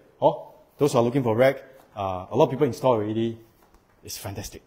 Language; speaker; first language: English; non-native, local second language; Chinese